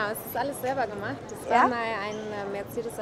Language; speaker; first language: German; native; German